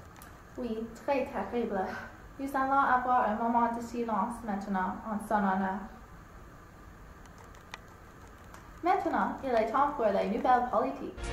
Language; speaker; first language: French; non-native, learner; English